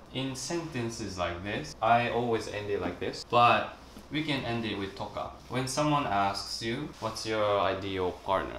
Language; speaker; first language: English; non-native, fluent; Japanese